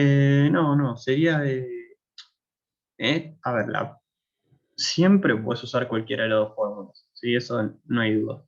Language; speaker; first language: Spanish; native; Spanish